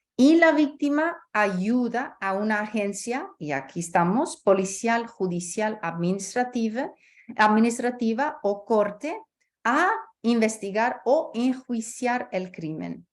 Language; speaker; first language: Spanish; early bilingual, heritage; Spanish